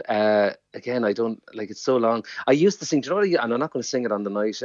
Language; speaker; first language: English; native; English